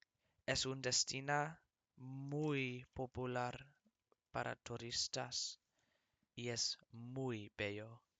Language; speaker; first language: Spanish; non-native, learner; English